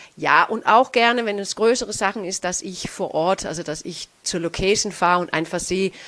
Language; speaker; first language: German; non-native, fluent; Danish